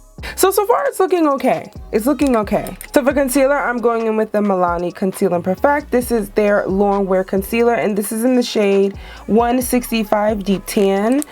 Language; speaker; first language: English; native; English